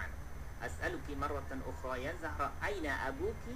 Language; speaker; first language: Arabic; non-native, fluent; Malay